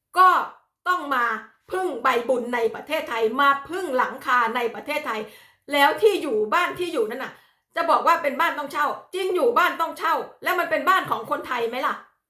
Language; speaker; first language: Thai; native; Thai